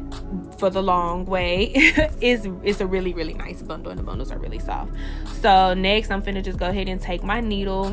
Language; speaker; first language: English; native; English